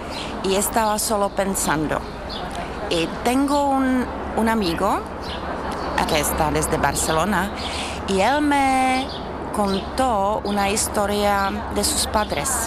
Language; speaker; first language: Spanish; non-native, fluent; Czech